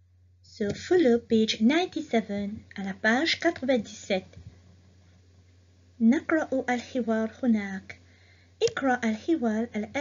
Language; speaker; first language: Arabic; non-native, fluent; Morisyen